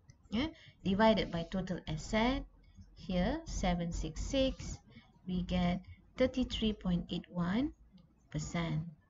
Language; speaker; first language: English; non-native, local second language; Malay